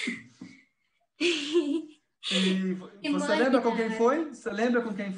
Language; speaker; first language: Portuguese; native; Portuguese